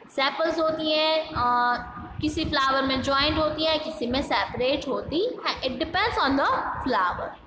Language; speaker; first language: Hindi; non-native, local second language; Gujarati